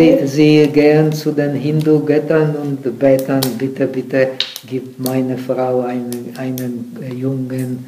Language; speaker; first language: German; non-native, fluent; Czech